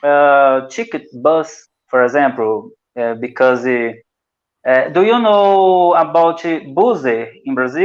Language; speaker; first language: English; non-native, learner; Portuguese